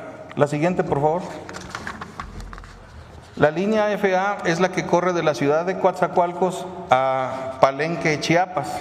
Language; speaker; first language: Spanish; native; Spanish